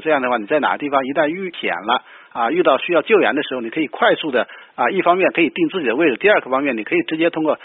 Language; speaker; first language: Chinese; native; Chinese